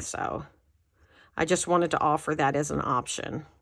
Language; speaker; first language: English; native; English